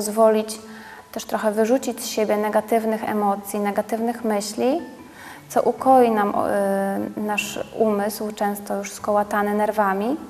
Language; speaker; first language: Polish; native; Polish